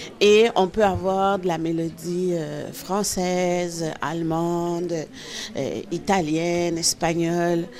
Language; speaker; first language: French; early bilingual, other home language; Haitian Creole